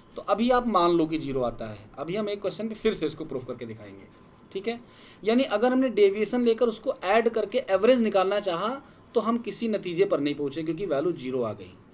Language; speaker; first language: Hindi; native; Hindi